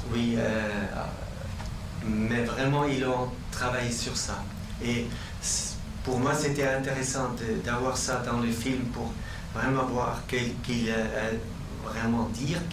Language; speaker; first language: French; non-native, local second language; German